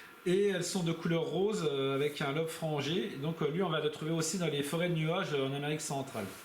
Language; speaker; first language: French; native; French